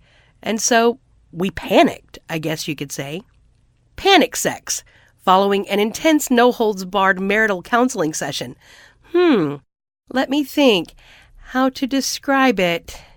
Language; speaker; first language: English; native; English